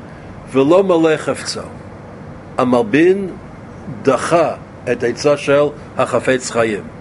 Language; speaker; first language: Hebrew; non-native, fluent; English